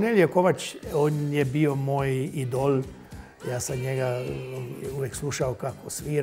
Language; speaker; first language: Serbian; non-native, local second language; Hungarian